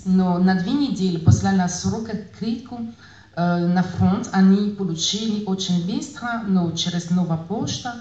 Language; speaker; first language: Russian; non-native, learner; French